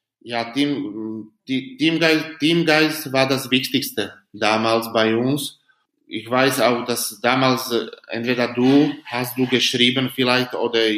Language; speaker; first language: German; non-native, learner; Slovak